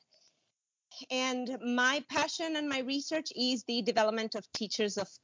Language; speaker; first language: English; non-native, fluent; Spanish